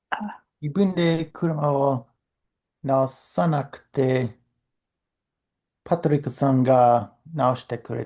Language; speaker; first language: Japanese; non-native, learner; English